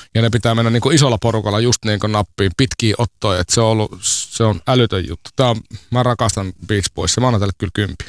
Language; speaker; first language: Finnish; native; Finnish